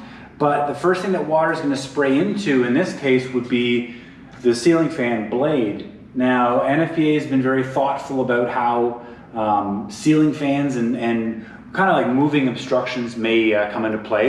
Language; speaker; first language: English; native; English